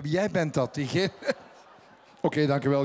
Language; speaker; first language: Dutch; native; Dutch